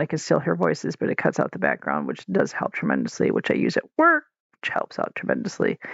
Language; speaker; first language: English; native; English